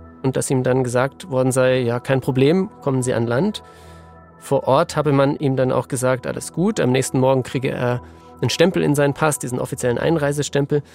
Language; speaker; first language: German; native; German